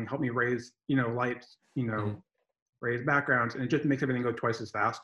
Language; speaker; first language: English; native; English